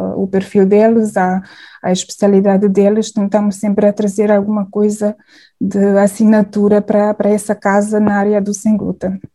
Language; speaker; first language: Portuguese; non-native, fluent; Hungarian